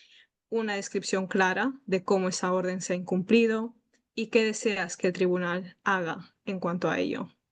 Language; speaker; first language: Spanish; native; Spanish